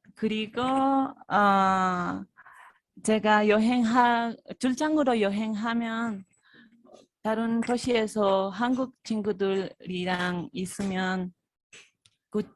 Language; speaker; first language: Korean; non-native, fluent; Spanish